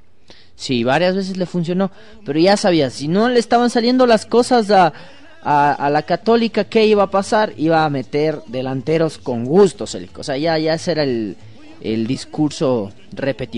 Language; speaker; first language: Spanish; native; Spanish